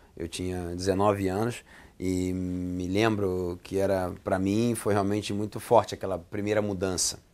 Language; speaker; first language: Portuguese; native; Portuguese